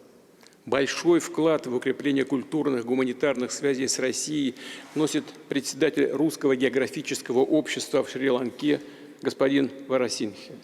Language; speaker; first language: Russian; native; Russian